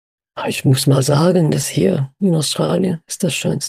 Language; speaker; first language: German; non-native, fluent; English